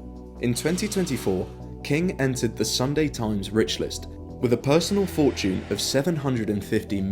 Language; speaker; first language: English; native; English